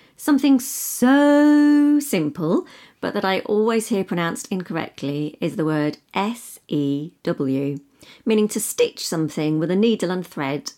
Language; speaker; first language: English; native; English